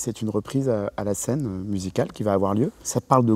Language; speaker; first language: French; native; French